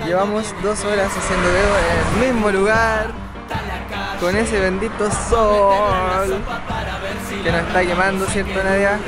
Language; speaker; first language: Spanish; native; Spanish